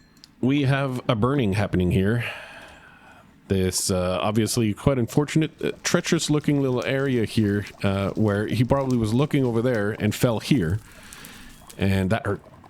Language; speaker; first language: English; native; English